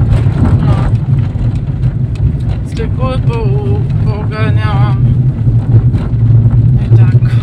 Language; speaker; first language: Polish; native; Polish